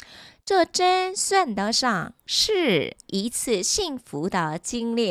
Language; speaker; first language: Chinese; non-native, fluent; Korean